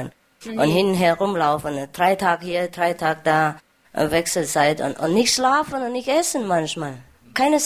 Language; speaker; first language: German; non-native, fluent; Vietnamese